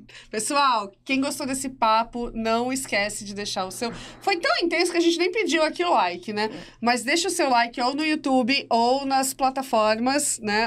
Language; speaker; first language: Portuguese; native; Portuguese